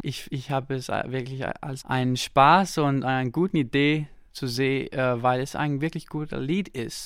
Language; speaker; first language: German; non-native, local second language; Danish